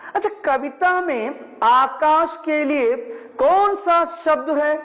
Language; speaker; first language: Hindi; non-native, local second language; Malayalam